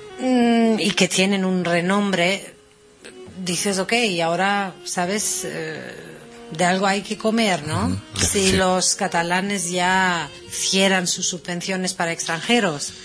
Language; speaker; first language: Spanish; non-native, fluent; Greek